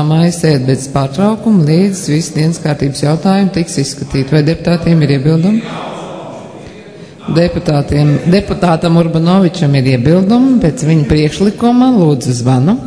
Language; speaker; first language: Latvian; native; Latvian